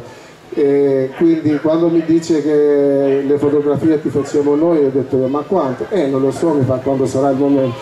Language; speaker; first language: Italian; non-native, fluent; Albanian